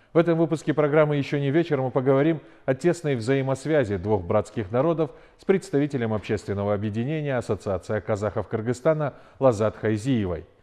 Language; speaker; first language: Russian; non-native, local second language; Kyrgyz